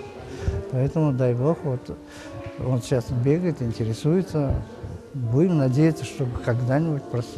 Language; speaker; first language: Russian; native; Russian